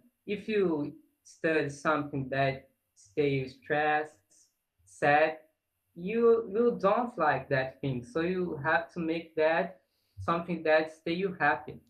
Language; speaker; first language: English; non-native, learner; Portuguese